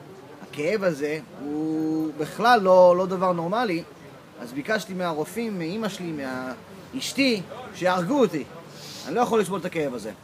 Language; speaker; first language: Hebrew; early bilingual, heritage; English